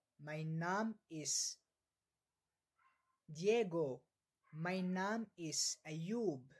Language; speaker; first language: Dutch; non-native, learner; Arabic